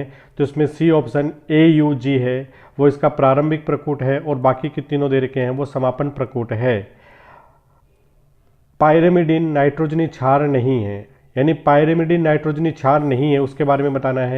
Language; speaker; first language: Hindi; native; Hindi